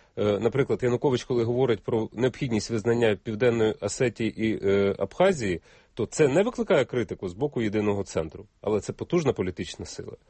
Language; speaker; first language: Ukrainian; native; Ukrainian